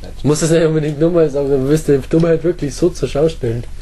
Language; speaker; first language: German; native; German